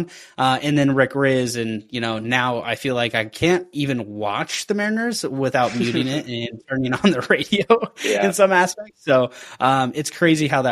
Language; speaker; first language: English; native; English